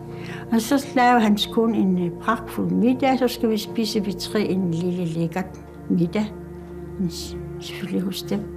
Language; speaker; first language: Danish; non-native, local second language; Kalaallisut